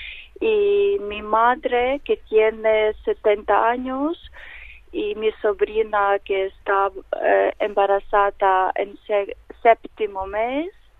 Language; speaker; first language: Spanish; non-native, learner; Ukrainian